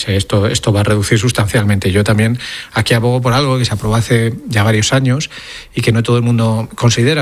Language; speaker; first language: Spanish; native; Spanish